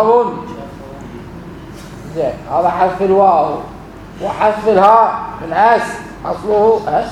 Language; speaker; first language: Arabic; native; Arabic